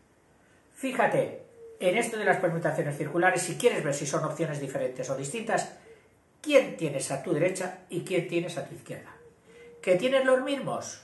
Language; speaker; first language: Spanish; native; Spanish